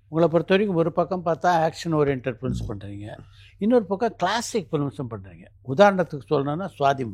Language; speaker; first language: Tamil; native; Tamil